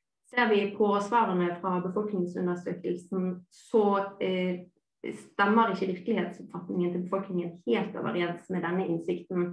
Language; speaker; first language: Norwegian; native; Norwegian